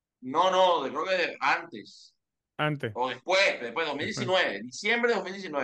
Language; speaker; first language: Spanish; native; Spanish